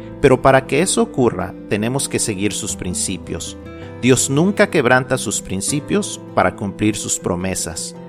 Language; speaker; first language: Spanish; native; Spanish